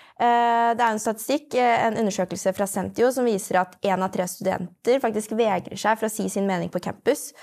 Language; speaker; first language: Norwegian; native; Norwegian